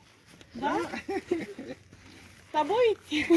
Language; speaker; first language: Russian; native; Russian